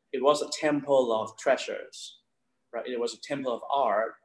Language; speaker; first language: English; non-native, fluent; Thai